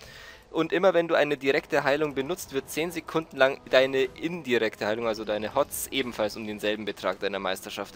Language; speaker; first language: German; native; German